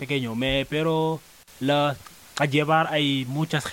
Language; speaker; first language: Spanish; non-native, learner; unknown